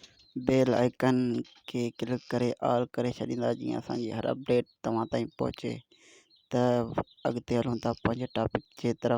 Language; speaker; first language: Sindhi; native; Sindhi